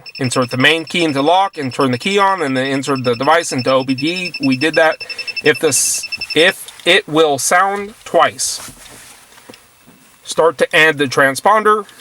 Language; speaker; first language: English; native; English